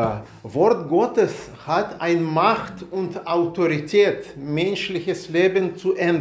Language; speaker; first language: German; non-native, learner; Russian